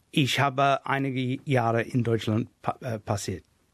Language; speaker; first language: German; non-native, fluent; English